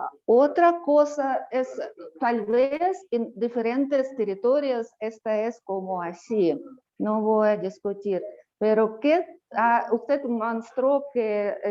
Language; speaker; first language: Spanish; non-native, learner; Russian